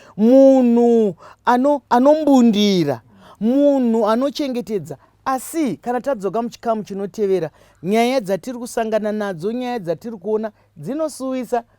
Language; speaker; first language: Shona; native; Shona